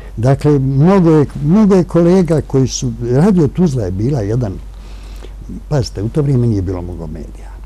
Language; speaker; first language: Croatian; native; Croatian